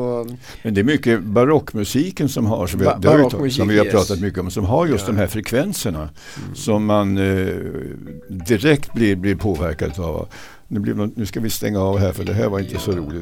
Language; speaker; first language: Swedish; native; Swedish